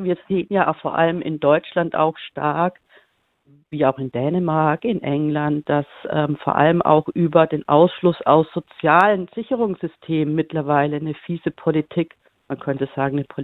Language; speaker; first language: German; native; German